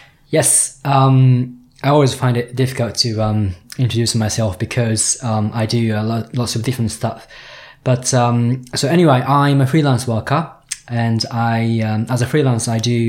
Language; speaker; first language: English; non-native, fluent; Japanese